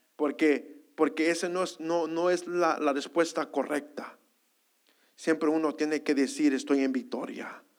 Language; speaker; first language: Spanish; early bilingual, heritage; Spanish